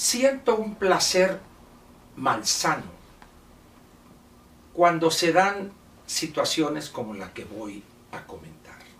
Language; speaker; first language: Spanish; native; Spanish